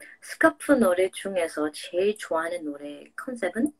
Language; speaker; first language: Korean; non-native, fluent; English